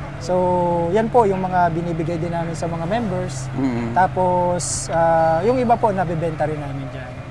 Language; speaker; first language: Filipino; native; Filipino